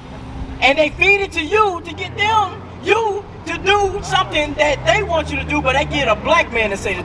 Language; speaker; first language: English; native; English